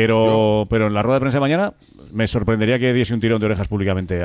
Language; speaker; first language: Spanish; native; Spanish